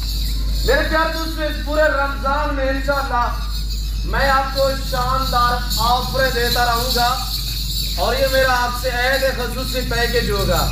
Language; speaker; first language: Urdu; non-native, local second language; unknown